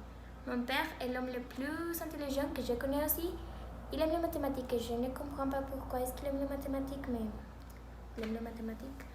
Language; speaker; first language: French; non-native, learner; Spanish